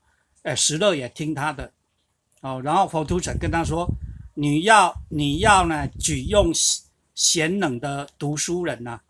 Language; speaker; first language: Chinese; native; Chinese